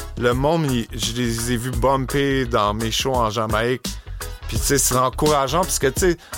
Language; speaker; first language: French; native; French